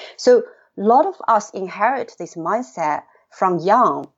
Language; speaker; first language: English; non-native, fluent; Chinese